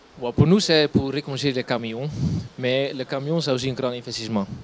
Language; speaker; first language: French; non-native, fluent; Dutch